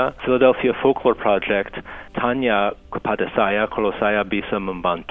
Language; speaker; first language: Indonesian; non-native, fluent; English